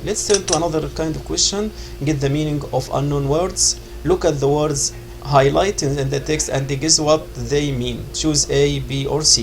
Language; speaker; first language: English; non-native, fluent; Arabic